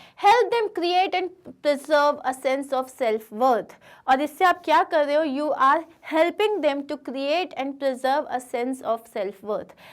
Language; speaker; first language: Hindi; non-native, local second language; Telugu